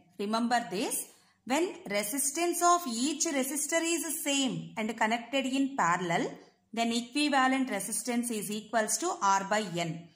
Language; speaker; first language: English; non-native, local second language; Telugu